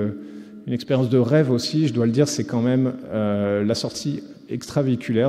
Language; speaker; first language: French; native; French